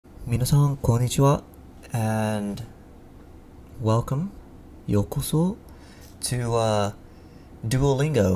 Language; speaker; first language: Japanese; non-native, learner; English